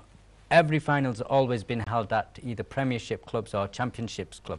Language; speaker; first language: English; native; English